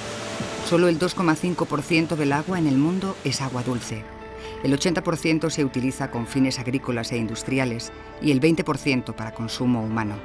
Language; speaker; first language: Spanish; native; Spanish